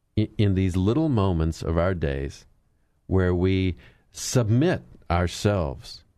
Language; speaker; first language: English; native; English